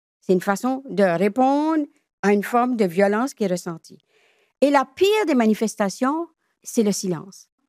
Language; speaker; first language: French; native; French